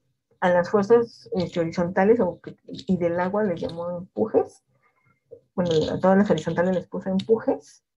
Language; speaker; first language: Spanish; native; Spanish